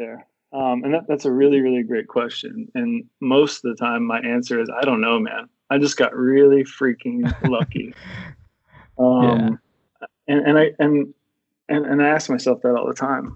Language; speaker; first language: English; native; English